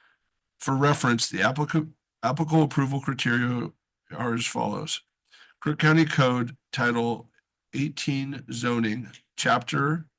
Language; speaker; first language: English; native; English